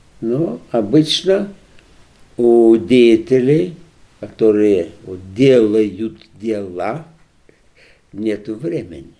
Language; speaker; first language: Russian; non-native, local second language; Lithuanian